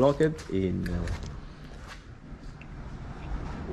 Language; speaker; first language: English; non-native, learner; Italian